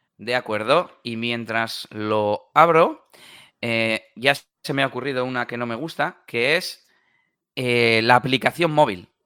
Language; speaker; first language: Spanish; native; Spanish